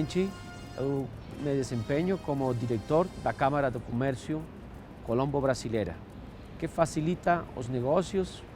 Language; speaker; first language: Portuguese; non-native, fluent; Spanish